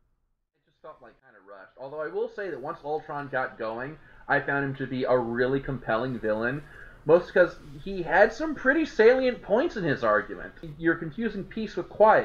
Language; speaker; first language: English; native; English